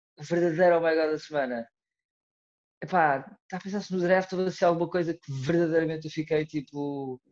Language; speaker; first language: Portuguese; native; Portuguese